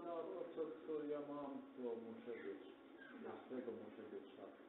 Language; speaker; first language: Polish; non-native, learner; Croatian